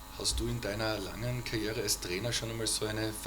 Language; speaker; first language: German; native; German